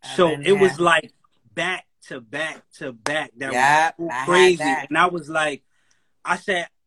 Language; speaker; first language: English; native; English